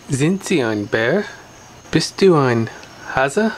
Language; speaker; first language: German; non-native, learner; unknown